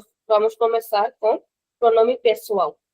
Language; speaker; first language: Portuguese; non-native, fluent; Hindi